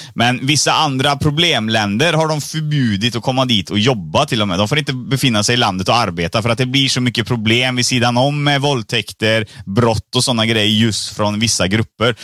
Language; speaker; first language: Swedish; early bilingual, other home language; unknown